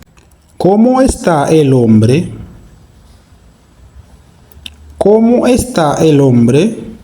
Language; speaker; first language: Spanish; non-native, fluent; Haitian Creole